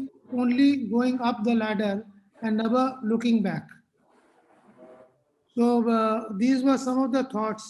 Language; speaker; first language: English; non-native, local second language; Hindi